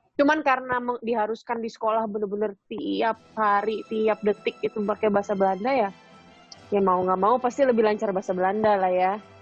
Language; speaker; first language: Indonesian; native; Indonesian